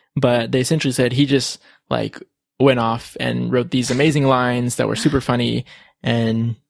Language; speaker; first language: English; early bilingual, other home language; Spanish